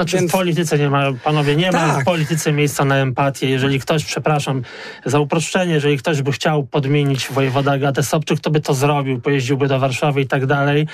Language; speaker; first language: Polish; native; Polish